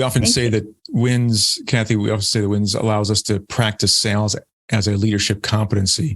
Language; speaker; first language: English; native; English